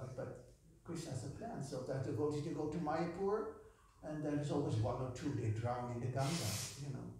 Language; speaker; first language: English; non-native, fluent; Dutch